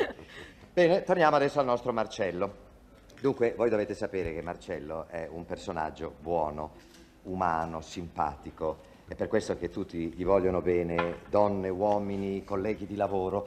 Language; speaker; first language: Italian; native; Italian